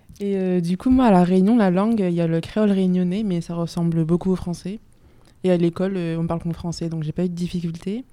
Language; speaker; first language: French; native; French